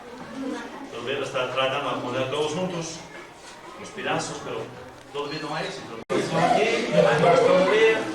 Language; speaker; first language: Spanish; non-native, fluent; English